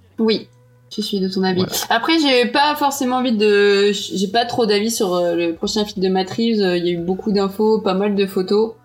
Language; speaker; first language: French; early bilingual, other home language; Portuguese